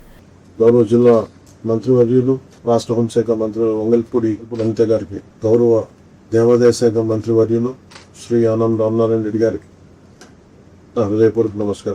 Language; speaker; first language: Telugu; native; Telugu